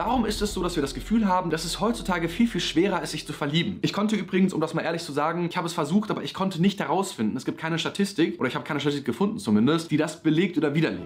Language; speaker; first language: German; native; German